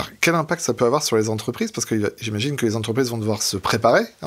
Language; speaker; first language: French; native; French